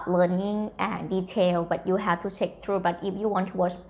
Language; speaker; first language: English; non-native, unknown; Thai